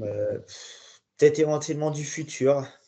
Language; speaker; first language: French; native; French